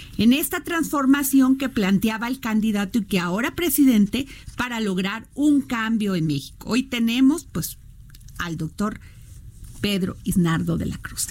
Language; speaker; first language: Spanish; native; Spanish